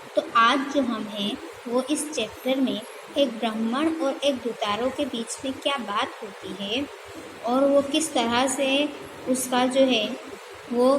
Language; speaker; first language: Hindi; non-native, local second language; Gujarati